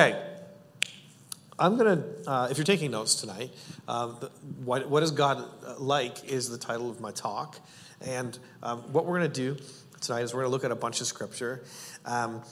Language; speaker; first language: English; native; English